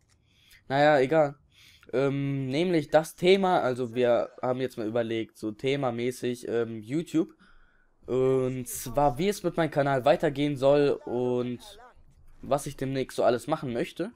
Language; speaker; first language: German; native; German